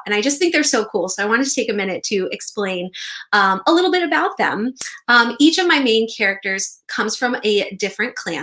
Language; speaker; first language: English; native; English